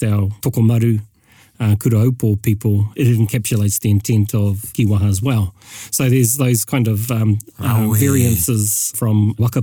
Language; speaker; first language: English; native; English